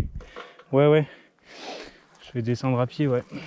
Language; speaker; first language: French; native; French